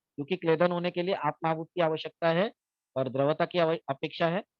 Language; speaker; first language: Hindi; non-native, local second language; Marathi